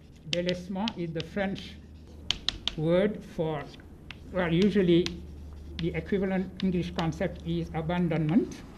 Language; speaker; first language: English; non-native, fluent; Wolof